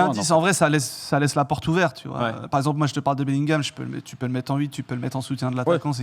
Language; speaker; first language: French; native; French